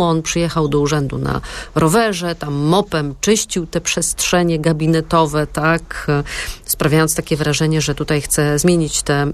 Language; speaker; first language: Polish; native; Polish